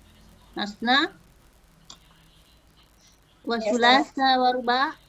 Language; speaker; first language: Arabic; non-native, fluent; Indonesian